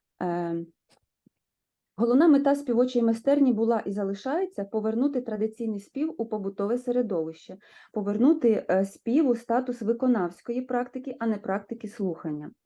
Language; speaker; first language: Ukrainian; native; Ukrainian